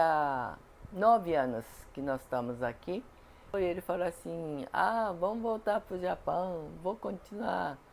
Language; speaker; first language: Portuguese; non-native, fluent; Japanese